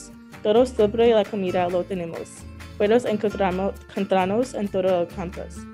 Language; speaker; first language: Spanish; non-native, learner; English